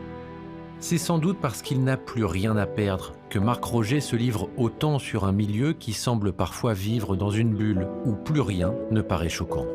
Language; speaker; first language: French; native; French